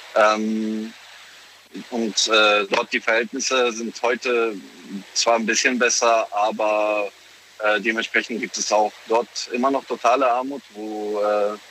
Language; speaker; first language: German; early bilingual, other home language; Polish